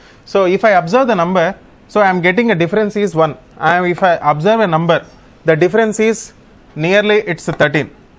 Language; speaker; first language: English; non-native, local second language; Telugu